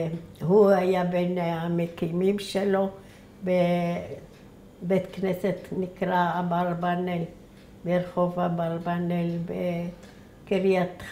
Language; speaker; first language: Hebrew; early bilingual, other home language; Arabic